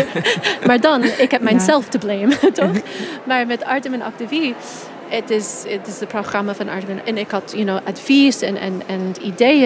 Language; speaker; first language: Dutch; non-native, fluent; English